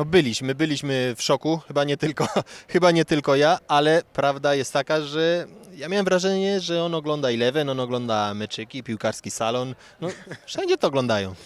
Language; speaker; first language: Polish; native; Polish